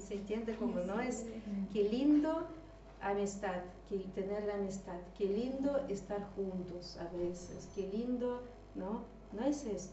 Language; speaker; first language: Spanish; non-native, fluent; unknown